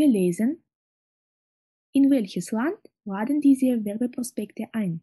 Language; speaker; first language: German; non-native, fluent; Russian